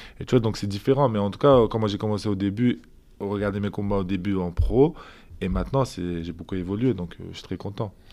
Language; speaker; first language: French; early bilingual, other home language; Azerbaijani